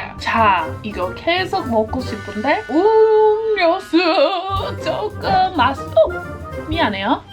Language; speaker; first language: Korean; non-native, fluent; English